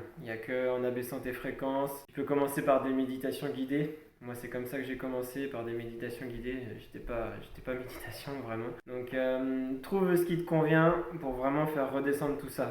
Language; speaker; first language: French; native; French